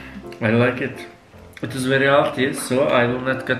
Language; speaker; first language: English; non-native, learner; Turkish